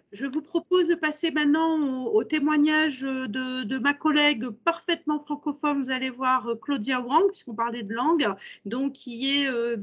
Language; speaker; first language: French; native; French